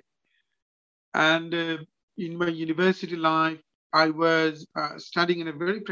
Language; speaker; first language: English; non-native, local second language; Bangla